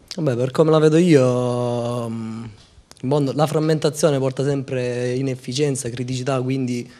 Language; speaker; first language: Italian; native; Italian